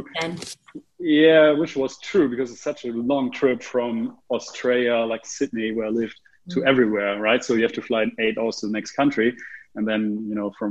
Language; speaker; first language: English; non-native, fluent; German